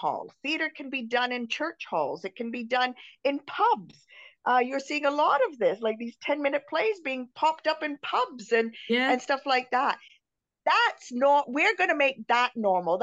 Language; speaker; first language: English; native; English